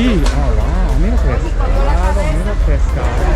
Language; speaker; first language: Spanish; non-native, learner; Japanese